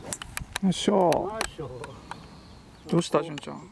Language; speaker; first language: Japanese; native; Japanese